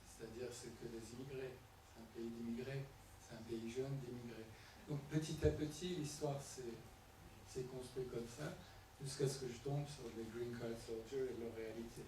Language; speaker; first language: French; non-native, fluent; Persian